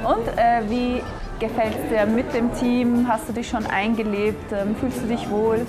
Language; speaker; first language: German; native; German